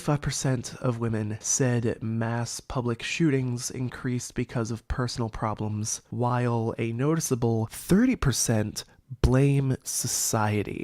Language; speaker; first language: English; native; English